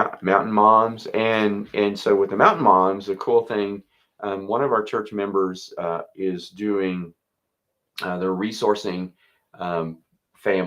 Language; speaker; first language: English; native; English